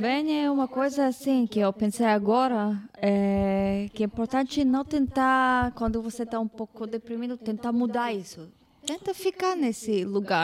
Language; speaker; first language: Portuguese; non-native, fluent; Hebrew